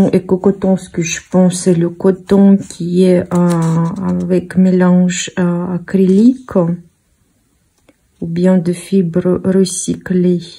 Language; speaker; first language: French; non-native, fluent; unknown